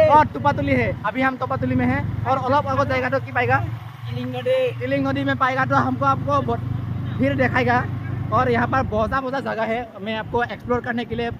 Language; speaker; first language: Hindi; non-native, local second language; Bangla